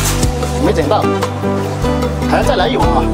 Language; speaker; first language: Chinese; native; Chinese